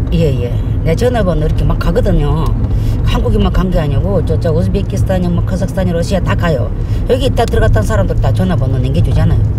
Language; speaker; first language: Korean; non-native, learner; Russian